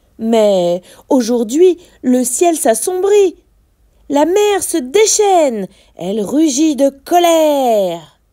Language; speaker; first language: French; native; French